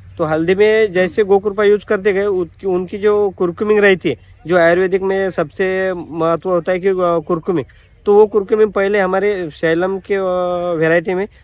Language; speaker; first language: Hindi; non-native, local second language; Marathi